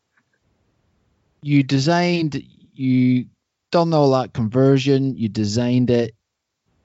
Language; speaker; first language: English; native; English